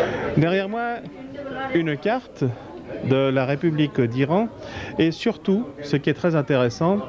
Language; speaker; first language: French; native; French